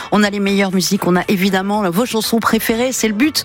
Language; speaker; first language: French; native; French